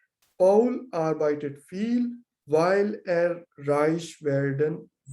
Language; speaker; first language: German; non-native, learner; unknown